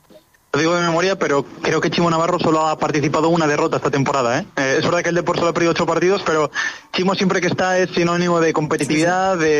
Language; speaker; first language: Spanish; native; Spanish